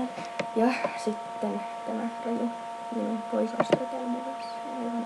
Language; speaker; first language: Finnish; native; Finnish